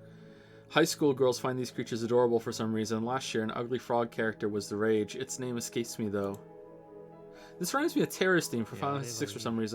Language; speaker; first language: English; native; English